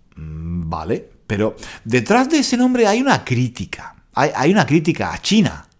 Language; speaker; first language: Spanish; native; Spanish